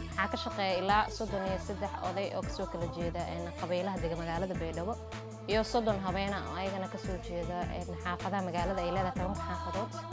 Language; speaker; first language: Somali; native; Somali